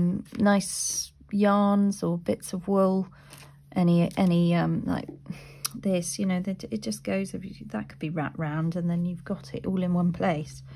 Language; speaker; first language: English; native; English